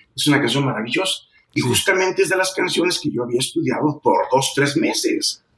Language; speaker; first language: Spanish; native; Spanish